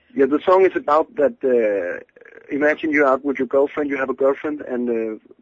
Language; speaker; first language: English; non-native, fluent; Danish